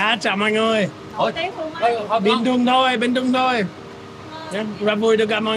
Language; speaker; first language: Vietnamese; non-native, fluent; English